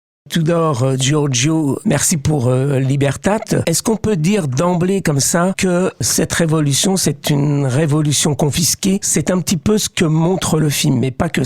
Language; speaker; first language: French; native; French